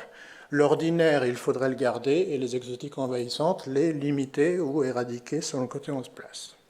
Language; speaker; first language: French; native; French